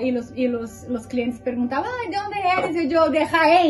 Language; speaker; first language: Spanish; non-native, fluent; Portuguese